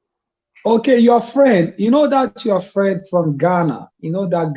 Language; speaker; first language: English; non-native, fluent; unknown